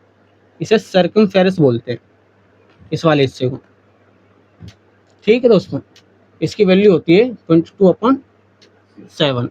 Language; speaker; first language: Hindi; native; Hindi